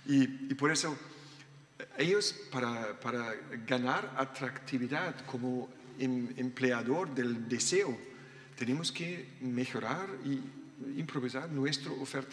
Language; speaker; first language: Spanish; non-native, learner; German